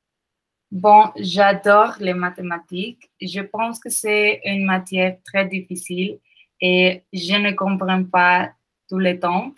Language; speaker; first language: French; non-native, learner; Spanish